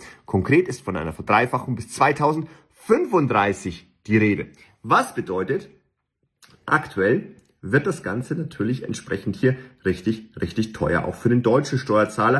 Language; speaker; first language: German; native; German